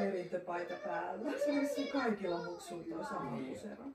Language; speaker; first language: Finnish; native; Finnish